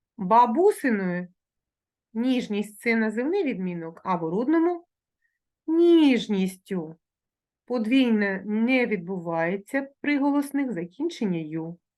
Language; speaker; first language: Ukrainian; native; Ukrainian